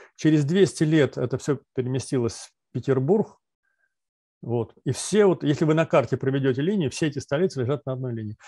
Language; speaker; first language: Russian; native; Russian